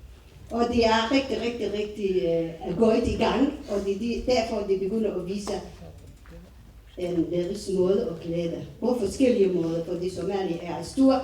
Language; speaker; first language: Danish; non-native, fluent; Somali